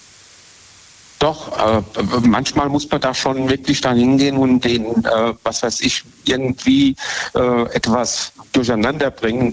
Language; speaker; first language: German; native; German